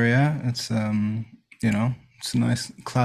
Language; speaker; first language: English; native; English